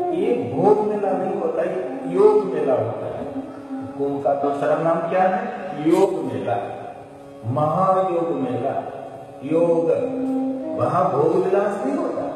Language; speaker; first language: Hindi; non-native, local second language; Gujarati